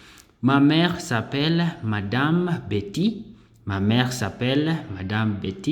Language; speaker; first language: French; non-native, learner; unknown